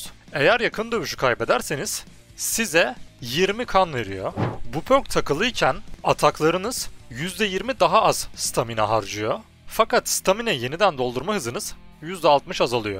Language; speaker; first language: Turkish; native; Turkish